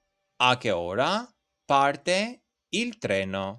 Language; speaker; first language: Italian; non-native, fluent; Albanian